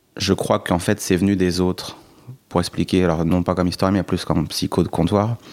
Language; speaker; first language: French; native; French